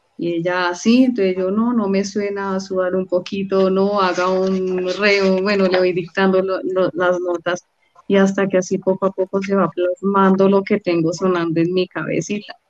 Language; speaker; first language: Spanish; native; Spanish